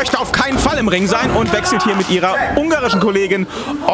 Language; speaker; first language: German; native; German